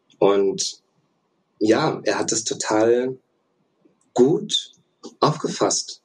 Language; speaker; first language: German; early bilingual, other home language; Russian